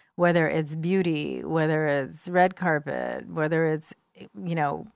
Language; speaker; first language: English; native; English